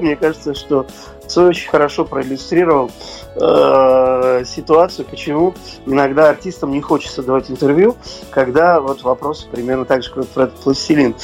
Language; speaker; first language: Russian; native; Russian